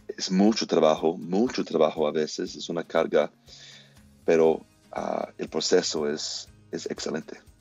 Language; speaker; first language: Spanish; non-native, fluent; English